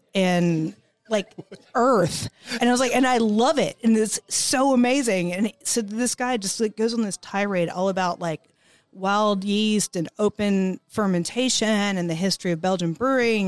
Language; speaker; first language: English; native; English